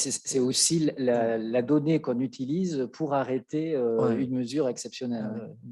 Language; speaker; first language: French; native; French